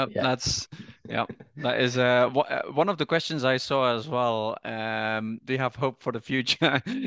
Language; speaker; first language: English; non-native, fluent; Dutch